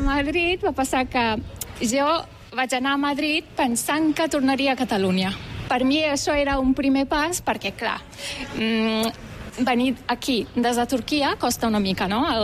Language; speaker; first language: Catalan; non-native, fluent; Turkish